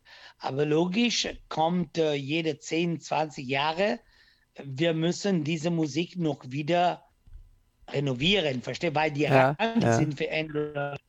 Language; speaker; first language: German; non-native, learner; Italian